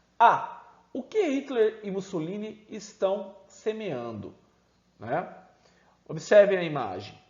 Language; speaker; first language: Portuguese; native; Portuguese